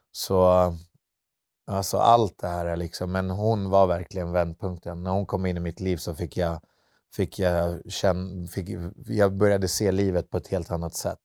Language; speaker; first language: Swedish; native; Swedish